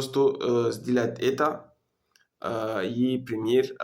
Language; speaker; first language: Russian; non-native, learner; French